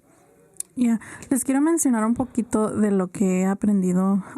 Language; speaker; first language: Spanish; early bilingual, heritage; Spanish